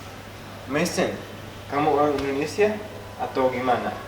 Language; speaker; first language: Indonesian; non-native, local second language; English